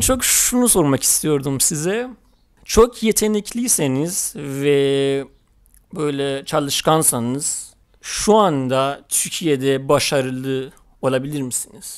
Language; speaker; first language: Turkish; non-native, fluent; Persian